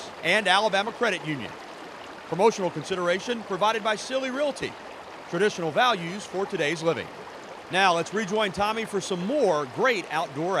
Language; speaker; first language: English; native; English